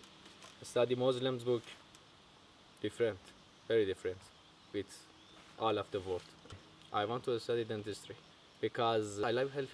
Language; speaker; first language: English; non-native, learner; Persian